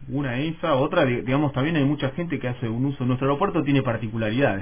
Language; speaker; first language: Spanish; native; Spanish